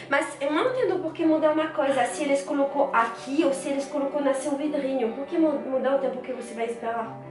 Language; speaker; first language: Portuguese; non-native, fluent; French